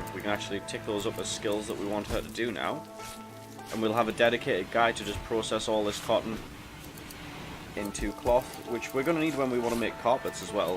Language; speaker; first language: English; native; English